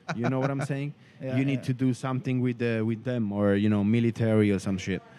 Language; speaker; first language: English; non-native, learner; Italian